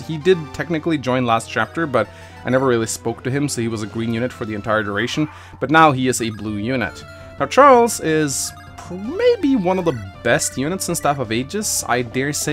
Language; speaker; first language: English; native; English